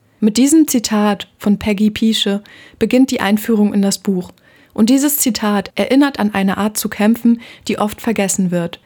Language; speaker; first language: German; native; German